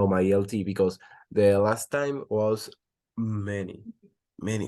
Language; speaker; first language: English; non-native, learner; Spanish